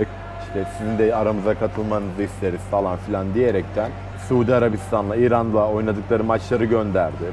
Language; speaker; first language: Turkish; native; Turkish